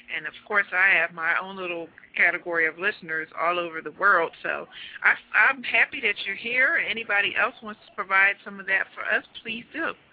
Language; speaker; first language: English; native; English